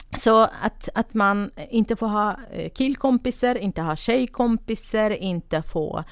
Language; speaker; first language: Swedish; non-native, fluent; Kurdish